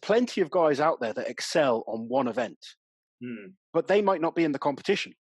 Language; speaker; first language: English; native; English